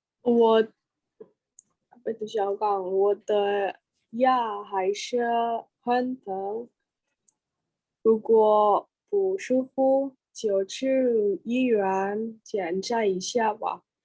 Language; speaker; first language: Chinese; non-native, learner; Indonesian